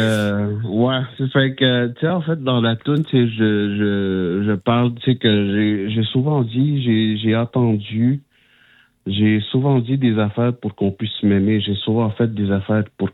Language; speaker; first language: French; non-native, local second language; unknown